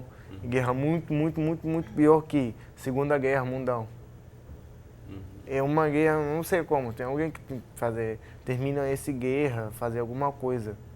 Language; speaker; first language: Portuguese; non-native, learner; Arabic